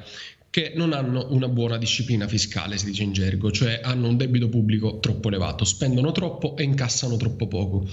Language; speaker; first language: Italian; native; Italian